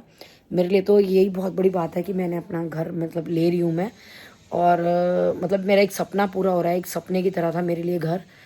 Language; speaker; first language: Hindi; native; Hindi